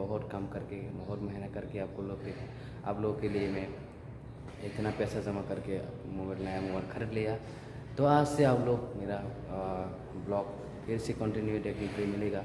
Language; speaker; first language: Hindi; non-native, local second language; Kok Borok